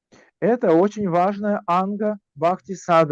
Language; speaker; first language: Russian; native; Russian